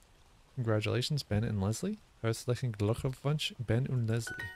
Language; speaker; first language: German; non-native, learner; English